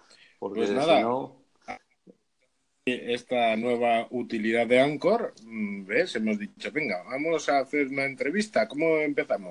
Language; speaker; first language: Spanish; native; Spanish